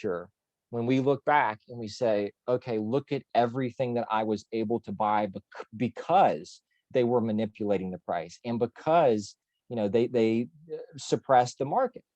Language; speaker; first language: English; native; English